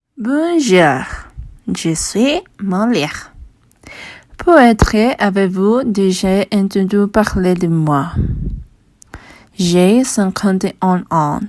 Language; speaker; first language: French; non-native, learner; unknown